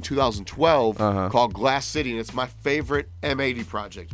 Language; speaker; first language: English; native; English